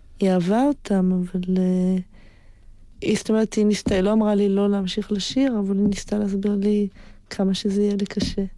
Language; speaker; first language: Hebrew; native; Hebrew